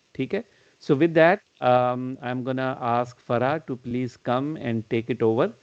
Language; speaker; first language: Urdu; native; Urdu